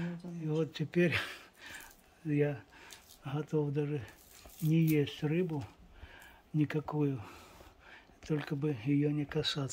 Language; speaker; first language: Russian; native; Russian